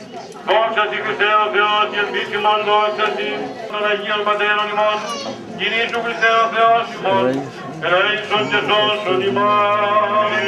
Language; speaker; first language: Greek; native; Greek